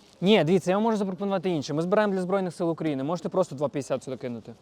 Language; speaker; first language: Ukrainian; native; Ukrainian